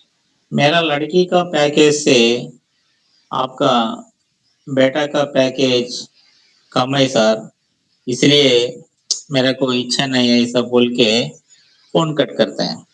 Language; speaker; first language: Hindi; non-native, local second language; Telugu